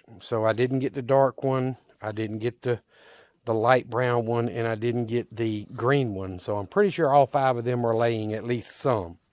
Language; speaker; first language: English; native; English